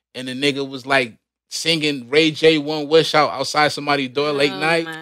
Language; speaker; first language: English; native; English